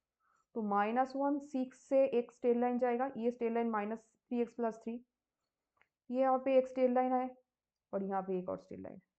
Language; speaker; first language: Hindi; native; Hindi